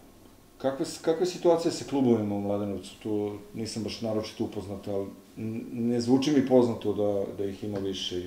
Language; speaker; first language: Serbian; native; Serbian